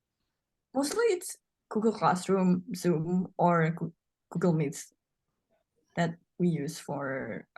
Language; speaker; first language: English; non-native, learner; Indonesian